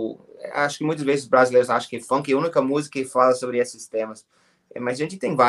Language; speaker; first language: Portuguese; non-native, learner; English